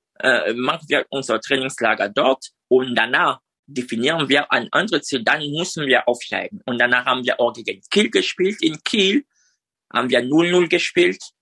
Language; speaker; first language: German; non-native, fluent; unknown